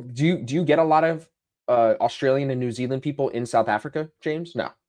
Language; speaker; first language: English; native; English